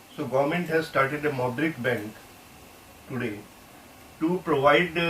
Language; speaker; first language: English; non-native, local second language; Hindi